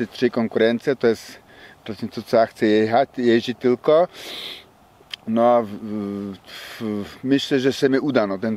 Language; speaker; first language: Polish; non-native, learner; Czech